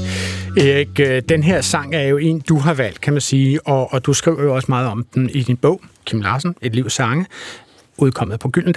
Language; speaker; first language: Danish; native; Danish